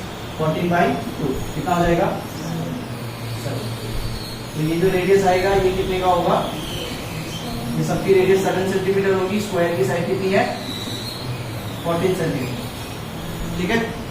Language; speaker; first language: Hindi; native; Hindi